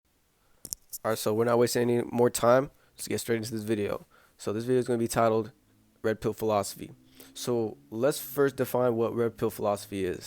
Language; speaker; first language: English; native; English